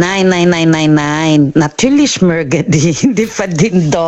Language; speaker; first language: German; non-native, learner; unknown